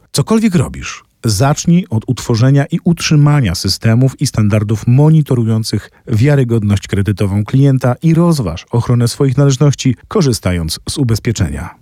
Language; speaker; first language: Polish; native; Polish